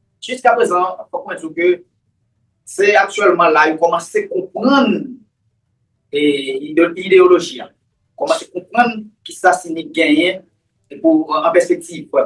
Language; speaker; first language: Haitian Creole; native; Haitian Creole